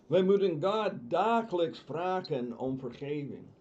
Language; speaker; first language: Dutch; non-native, fluent; English